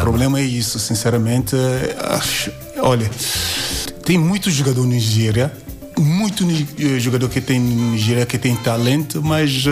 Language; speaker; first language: Portuguese; non-native, learner; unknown